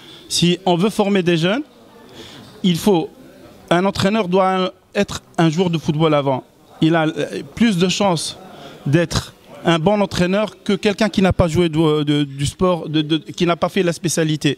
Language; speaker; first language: French; non-native, local second language; Arabic